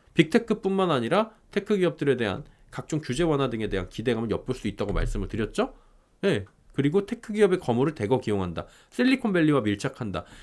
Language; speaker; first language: Korean; native; Korean